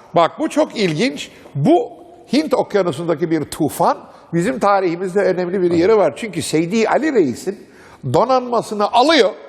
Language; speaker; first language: Turkish; native; Turkish